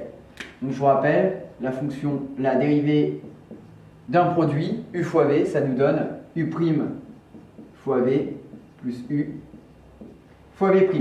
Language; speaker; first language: French; native; French